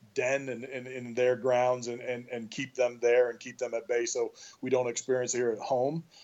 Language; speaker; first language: English; native; English